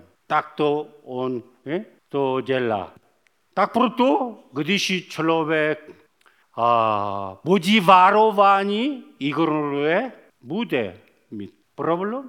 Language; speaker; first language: Czech; non-native, fluent; Korean